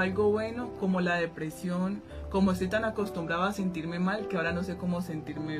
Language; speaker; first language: Spanish; native; Spanish